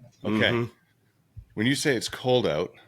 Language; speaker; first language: English; native; English